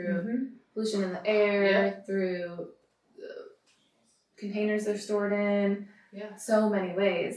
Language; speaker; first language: English; native; English